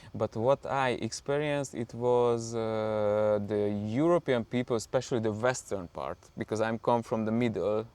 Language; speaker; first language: English; non-native, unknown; Hungarian